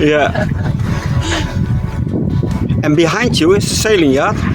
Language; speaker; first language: English; non-native, fluent; Dutch